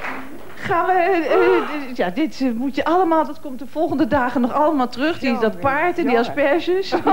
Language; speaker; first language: Dutch; native; Dutch